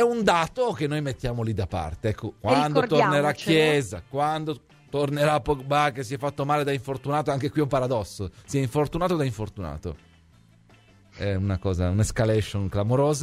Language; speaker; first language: Italian; native; Italian